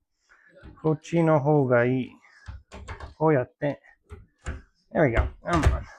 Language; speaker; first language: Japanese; non-native, learner; English